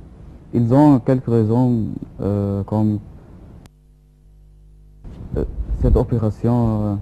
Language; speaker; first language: French; non-native, fluent; Arabic